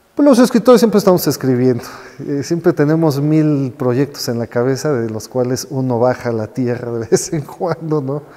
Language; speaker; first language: Spanish; native; Spanish